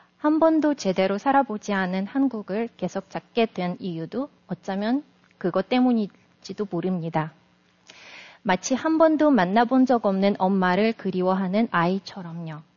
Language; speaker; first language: Korean; non-native, fluent; Russian